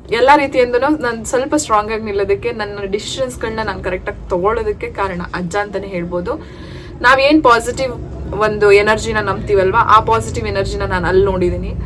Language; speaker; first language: Kannada; native; Kannada